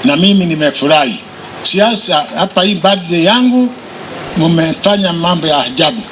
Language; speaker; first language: Swahili; non-native, local second language; Meru